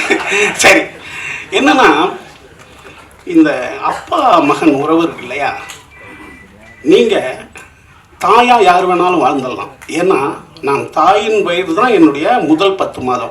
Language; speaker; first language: Tamil; native; Tamil